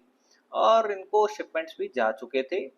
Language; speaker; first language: Hindi; native; Hindi